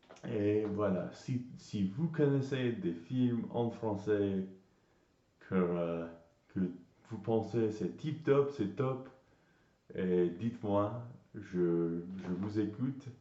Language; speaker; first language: French; non-native, learner; English